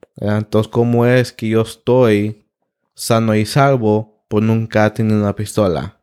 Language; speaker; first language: Spanish; early bilingual, heritage; Spanish